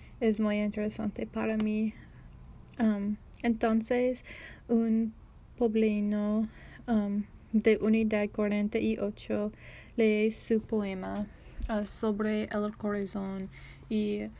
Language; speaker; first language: Spanish; non-native, learner; English